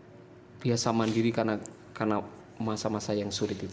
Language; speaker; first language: Indonesian; native; Indonesian